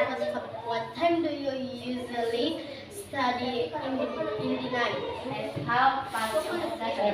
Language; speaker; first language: English; non-native, learner; Indonesian